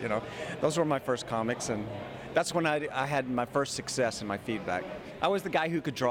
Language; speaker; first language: English; native; English